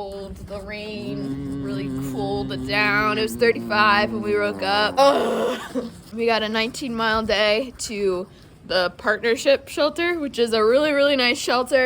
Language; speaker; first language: English; native; English